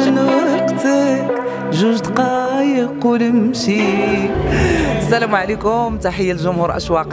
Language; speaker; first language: Arabic; native; Arabic